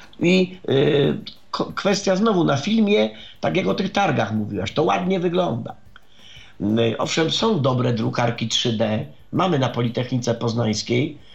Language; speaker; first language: Polish; native; Polish